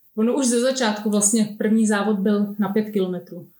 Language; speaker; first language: Czech; native; Czech